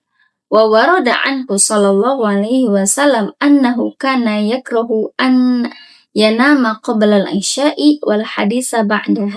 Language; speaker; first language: Arabic; non-native, learner; Indonesian